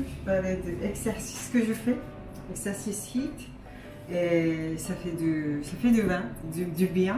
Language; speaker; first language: French; non-native, fluent; Japanese